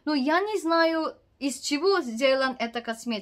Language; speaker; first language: Russian; non-native, learner; Korean